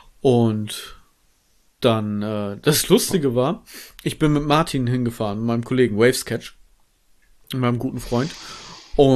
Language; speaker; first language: German; native; German